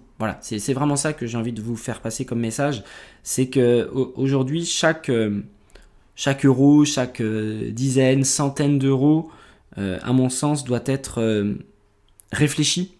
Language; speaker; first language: French; native; French